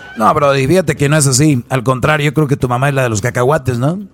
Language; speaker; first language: Spanish; native; Spanish